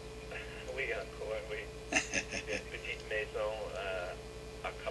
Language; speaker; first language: French; non-native, learner; English